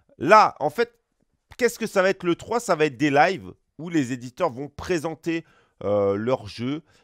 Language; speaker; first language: French; native; French